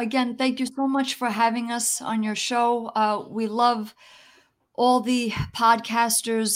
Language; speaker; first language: English; early bilingual, other home language; Italian